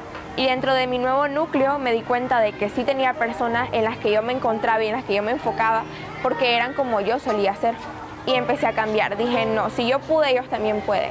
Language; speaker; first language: Spanish; native; Spanish